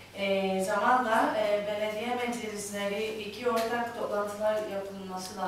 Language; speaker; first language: Turkish; non-native, learner; Greek